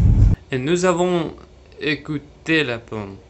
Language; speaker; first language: French; non-native, learner; Russian